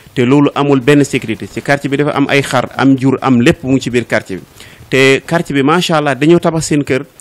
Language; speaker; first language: Wolof; non-native, local second language; Fula